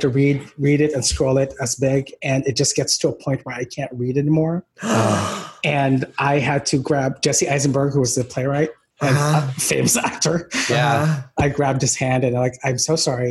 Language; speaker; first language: English; non-native, local second language; Filipino